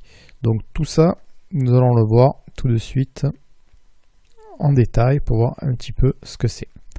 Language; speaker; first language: French; native; French